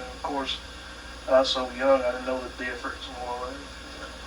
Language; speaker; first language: English; native; English